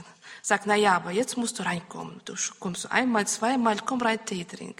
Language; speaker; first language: German; non-native, learner; Russian